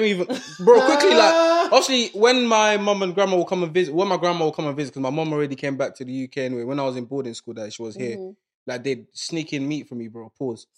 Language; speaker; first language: English; non-native, local second language; Yoruba